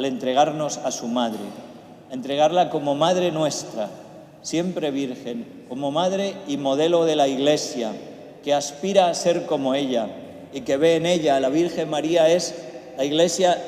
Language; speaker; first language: Spanish; native; Spanish